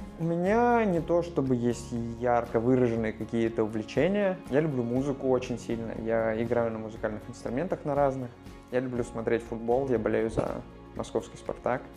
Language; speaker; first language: Russian; native; Russian